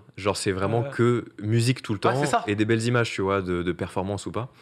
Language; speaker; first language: French; native; French